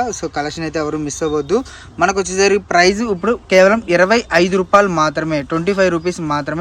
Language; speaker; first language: Telugu; native; Telugu